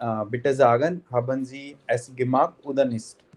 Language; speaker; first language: German; non-native, fluent; Hindi